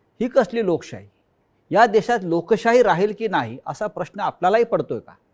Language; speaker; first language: Marathi; native; Marathi